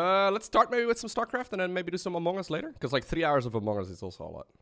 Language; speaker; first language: English; non-native, fluent; Dutch